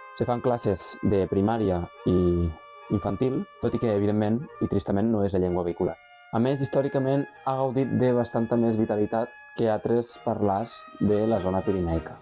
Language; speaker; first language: Catalan; native; Catalan